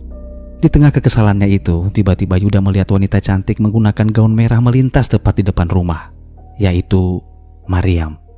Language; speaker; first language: Indonesian; native; Indonesian